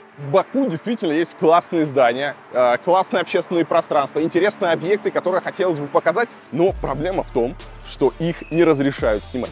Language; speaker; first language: Russian; native; Russian